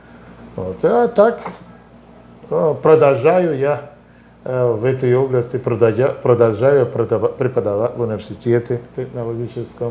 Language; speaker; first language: Russian; non-native, fluent; Spanish